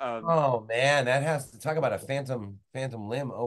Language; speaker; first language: English; native; English